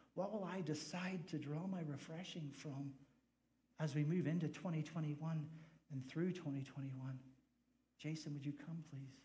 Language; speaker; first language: English; native; English